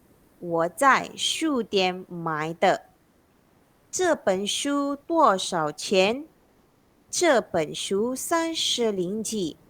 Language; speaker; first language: Chinese; non-native, local second language; Malay